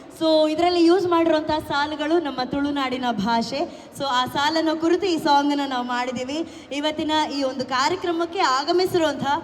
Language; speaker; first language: Kannada; non-native, local second language; Tulu